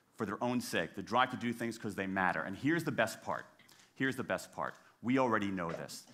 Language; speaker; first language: English; native; English